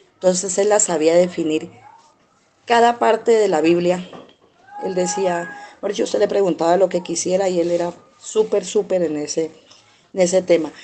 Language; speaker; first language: Spanish; native; Spanish